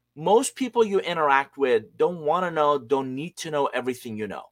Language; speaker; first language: English; non-native, fluent; Persian